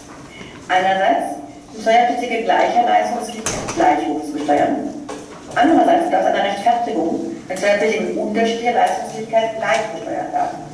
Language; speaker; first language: German; native; German